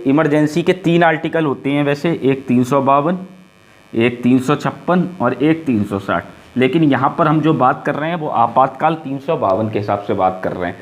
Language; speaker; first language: Hindi; native; Hindi